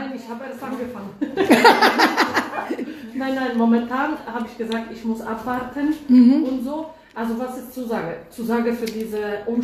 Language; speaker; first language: German; non-native, fluent; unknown